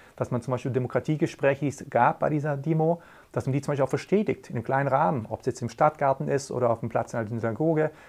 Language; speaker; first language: German; native; German